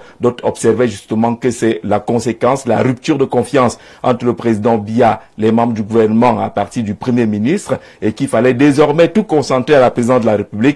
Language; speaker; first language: French; native; French